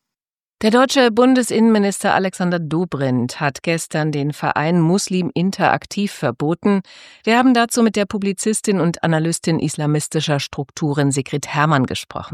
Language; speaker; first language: German; native; German